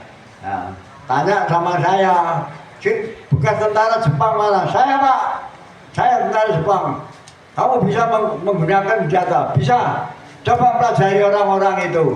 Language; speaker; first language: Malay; non-native, local second language; Javanese